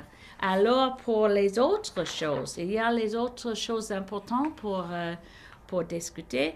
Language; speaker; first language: French; non-native, learner; English